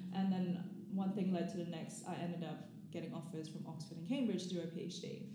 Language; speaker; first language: English; native; English